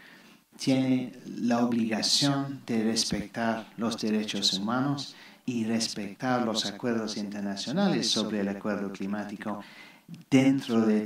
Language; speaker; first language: Spanish; non-native, fluent; English